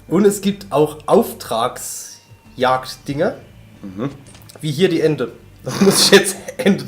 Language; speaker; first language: German; native; German